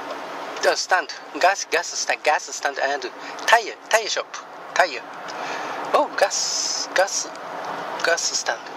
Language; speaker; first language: English; non-native, learner; Japanese